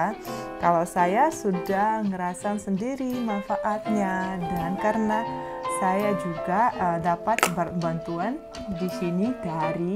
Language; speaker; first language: Indonesian; non-native, fluent; Russian